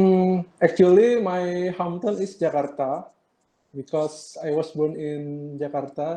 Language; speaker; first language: English; non-native, learner; Indonesian